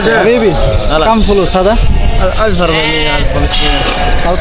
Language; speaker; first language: Arabic; non-native, learner; Bangla